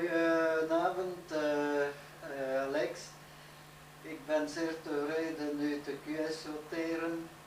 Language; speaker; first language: Dutch; non-native, learner; French